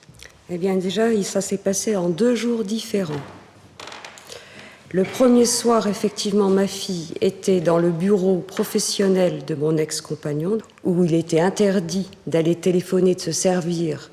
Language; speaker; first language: French; native; French